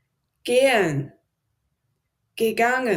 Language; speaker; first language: German; non-native, learner; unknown